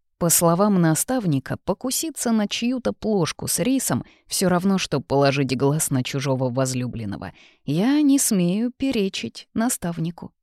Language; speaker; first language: Russian; native; Russian